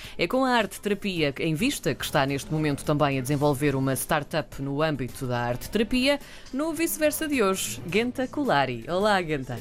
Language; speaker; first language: Portuguese; native; Portuguese